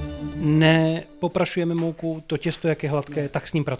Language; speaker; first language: Czech; native; Czech